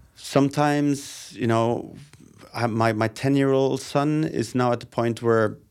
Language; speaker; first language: English; non-native, fluent; Norwegian